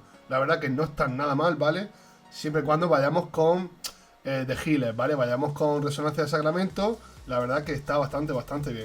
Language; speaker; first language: Spanish; native; Spanish